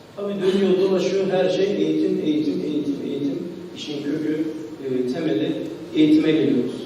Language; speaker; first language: Turkish; early bilingual, heritage; Turkish